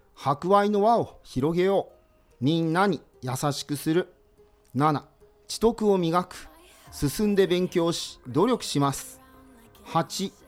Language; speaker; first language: Japanese; native; Japanese